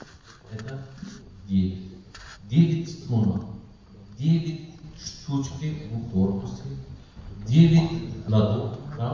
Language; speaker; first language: Russian; non-native, learner; Persian